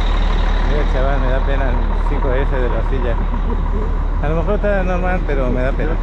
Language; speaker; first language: Spanish; native; Spanish